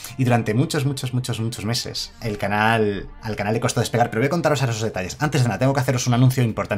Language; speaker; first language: Spanish; native; Spanish